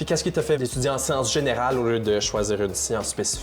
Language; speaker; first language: French; native; French